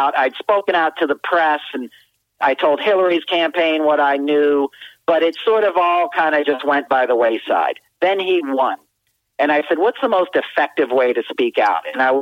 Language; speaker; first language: English; native; English